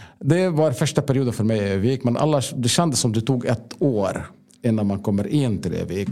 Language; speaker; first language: Swedish; non-native, fluent; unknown